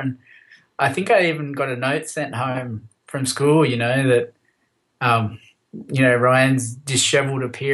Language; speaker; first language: English; native; English